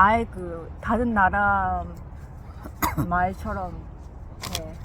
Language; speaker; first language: Korean; non-native, learner; Vietnamese